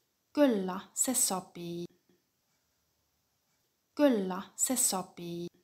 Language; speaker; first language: Finnish; non-native, fluent; German